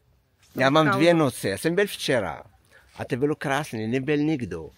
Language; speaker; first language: Czech; non-native, learner; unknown